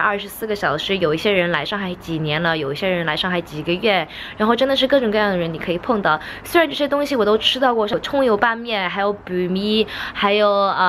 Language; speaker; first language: Chinese; early bilingual, heritage; Chinese